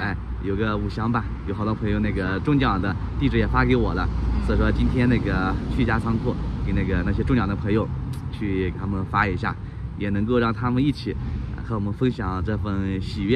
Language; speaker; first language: Chinese; native; Chinese